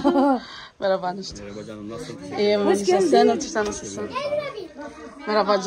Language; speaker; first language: Turkish; non-native, learner; Filipino